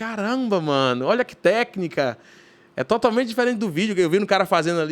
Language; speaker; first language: Portuguese; native; Portuguese